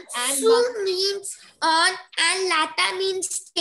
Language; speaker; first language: English; non-native, local second language; Hindi